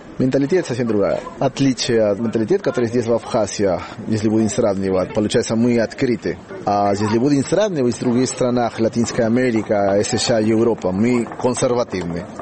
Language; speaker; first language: Russian; non-native, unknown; Spanish